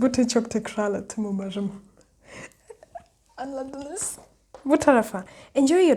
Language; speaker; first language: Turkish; non-native, fluent; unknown